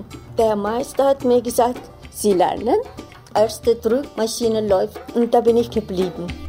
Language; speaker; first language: German; non-native, learner; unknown